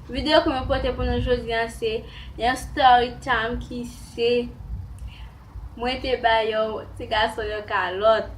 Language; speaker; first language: French; non-native, learner; Haitian Creole